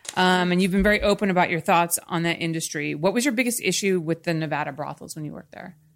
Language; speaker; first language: English; native; English